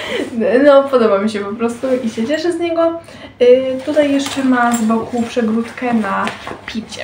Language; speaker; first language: Polish; native; Polish